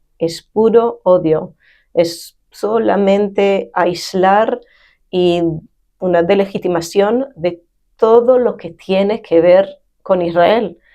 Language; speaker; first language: Spanish; early bilingual, heritage; Spanish